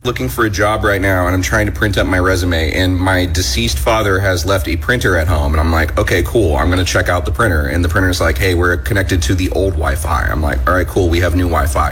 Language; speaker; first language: English; native; English